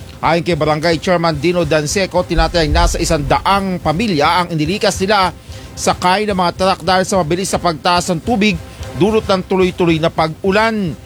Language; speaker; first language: Filipino; non-native, local second language; Pampanga